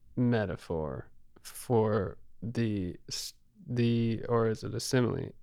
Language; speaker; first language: English; native; English